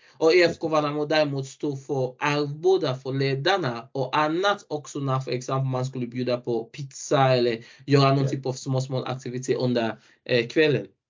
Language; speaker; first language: Swedish; non-native, fluent; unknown